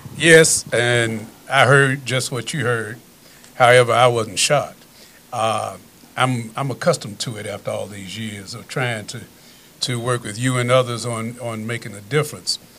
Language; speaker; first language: English; native; English